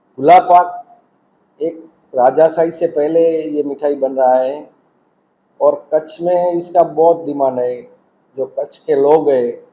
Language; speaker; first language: Hindi; non-native, local second language; Gujarati